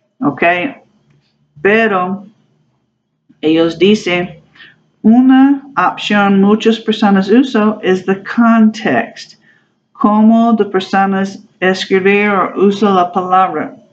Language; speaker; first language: Spanish; non-native, learner; English